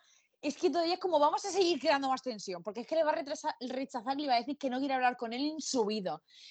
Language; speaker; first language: Spanish; native; Spanish